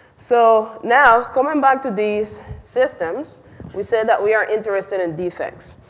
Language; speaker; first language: English; non-native, fluent; Spanish